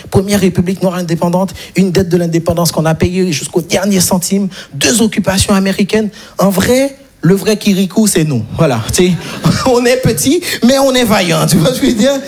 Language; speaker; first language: French; non-native, local second language; Haitian Creole